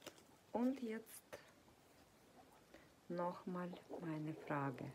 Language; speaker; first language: German; non-native, fluent; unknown